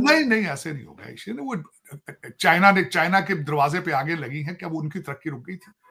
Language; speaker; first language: Hindi; native; Hindi